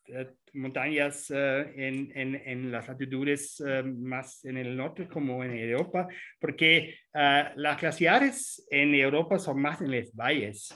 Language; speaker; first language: Spanish; non-native, fluent; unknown